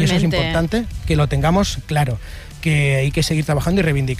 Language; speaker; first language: Spanish; native; Spanish